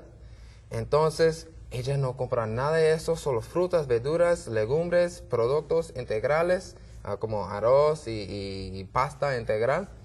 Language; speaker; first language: Spanish; non-native, learner; English